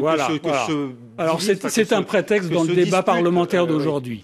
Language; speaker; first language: French; native; French